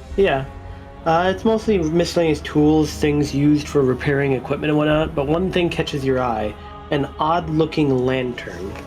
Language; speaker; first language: English; native; English